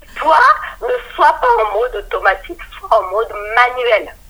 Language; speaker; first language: French; non-native, local second language; Lingala